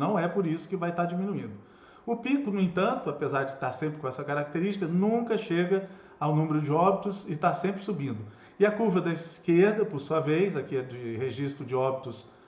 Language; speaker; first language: Portuguese; native; Portuguese